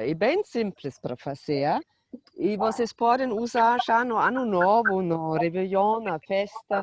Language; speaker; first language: Portuguese; non-native, fluent; German